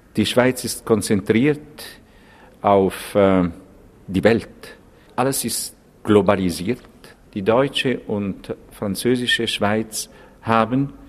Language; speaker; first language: German; non-native, local second language; Italian